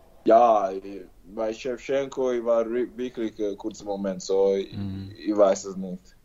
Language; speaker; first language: German; non-native, learner; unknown